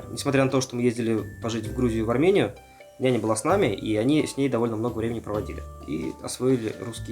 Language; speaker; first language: Russian; native; Russian